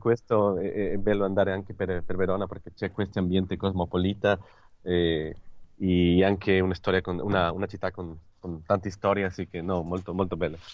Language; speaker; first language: Italian; non-native, learner; Spanish